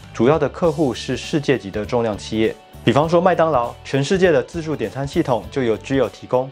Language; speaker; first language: Chinese; native; Chinese